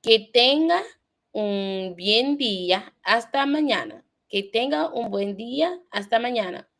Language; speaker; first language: Spanish; non-native, learner; English